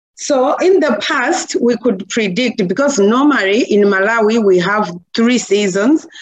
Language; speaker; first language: English; non-native, local second language; Nyanja